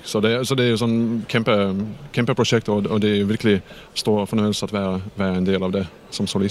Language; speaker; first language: Danish; non-native, fluent; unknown